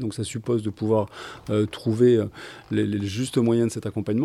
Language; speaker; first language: French; native; French